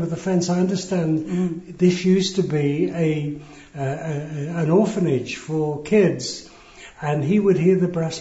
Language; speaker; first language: English; native; English